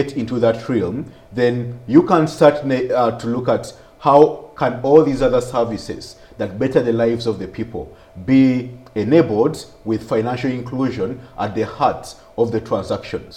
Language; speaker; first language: English; non-native, local second language; Ganda